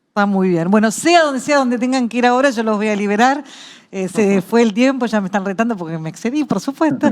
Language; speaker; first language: Spanish; native; Spanish